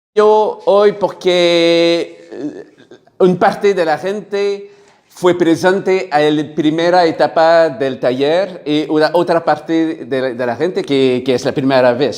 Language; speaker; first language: Spanish; non-native, learner; French